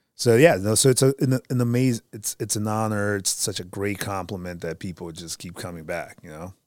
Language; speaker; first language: English; early bilingual, other home language; Spanish